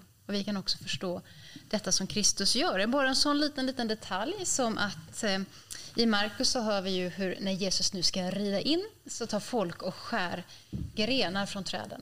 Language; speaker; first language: Swedish; native; Swedish